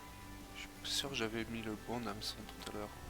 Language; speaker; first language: French; native; French